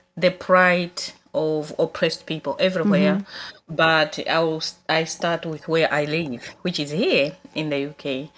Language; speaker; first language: English; non-native, local second language; Nyanja